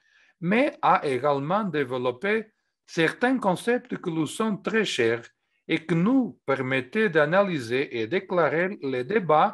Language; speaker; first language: French; non-native, fluent; Portuguese